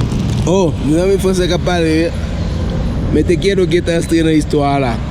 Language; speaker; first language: Spanish; non-native, learner; Haitian Creole